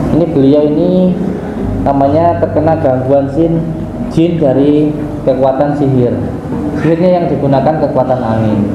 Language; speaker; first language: Indonesian; native; Indonesian